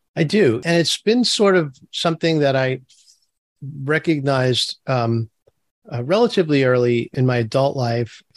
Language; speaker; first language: English; early bilingual, other home language; Turkish